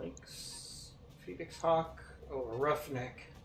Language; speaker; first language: English; native; English